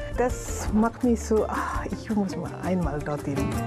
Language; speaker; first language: German; non-native, learner; Indonesian